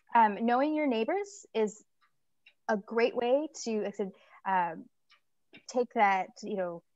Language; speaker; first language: English; native; English